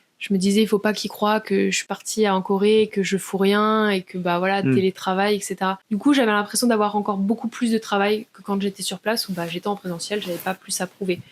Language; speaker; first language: French; native; French